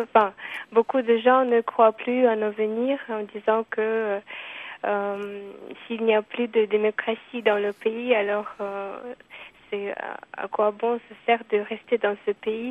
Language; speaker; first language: French; non-native, fluent; Kyrgyz